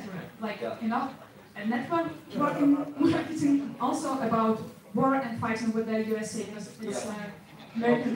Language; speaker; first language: English; non-native, learner; Russian